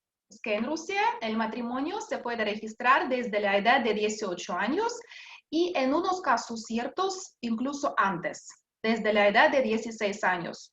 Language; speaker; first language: Spanish; non-native, fluent; Russian